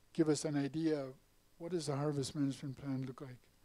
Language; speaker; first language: English; native; English